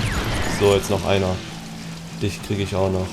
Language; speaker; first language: German; native; German